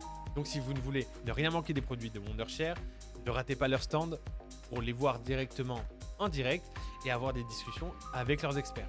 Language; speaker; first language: French; native; French